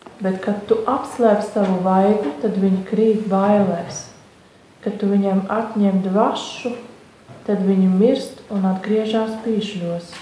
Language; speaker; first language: Latvian; non-native, fluent; German